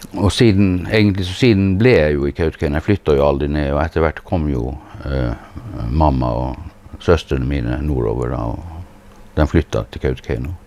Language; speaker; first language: Norwegian; early bilingual, other home language; English